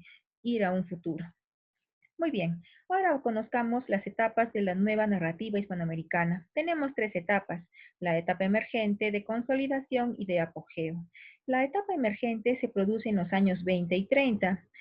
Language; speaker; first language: Spanish; native; Spanish